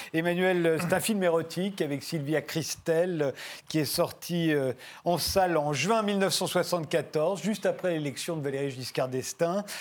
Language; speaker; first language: French; native; French